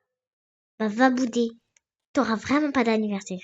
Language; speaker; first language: French; native; French